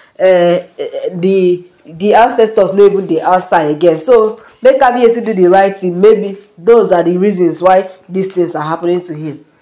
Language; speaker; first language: Nigerian Pidgin; non-native, local second language; Yoruba